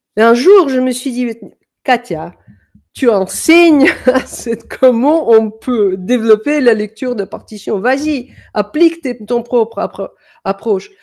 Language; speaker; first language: French; non-native, fluent; Danish